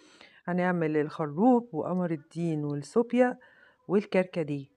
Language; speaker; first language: Arabic; native; Arabic